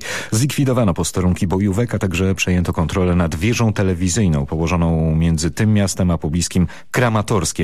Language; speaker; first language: Polish; native; Polish